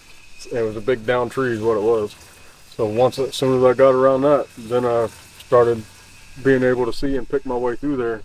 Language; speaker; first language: English; native; English